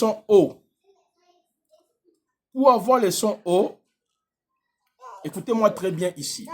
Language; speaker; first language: French; non-native, local second language; Lingala